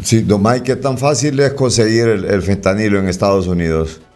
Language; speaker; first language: Spanish; native; Spanish